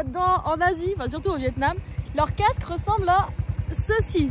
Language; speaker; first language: French; native; French